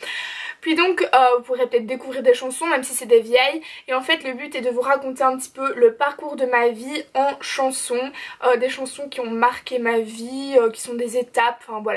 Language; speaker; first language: French; native; French